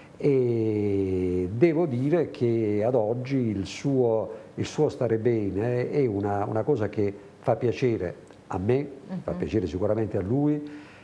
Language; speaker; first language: Italian; native; Italian